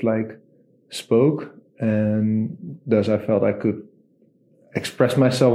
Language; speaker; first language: English; non-native, fluent; Dutch